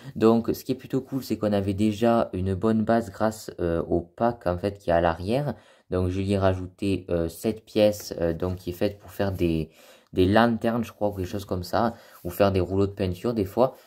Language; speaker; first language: French; native; French